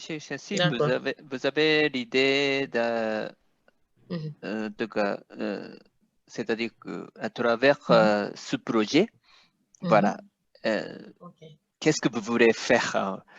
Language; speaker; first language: French; non-native, fluent; Japanese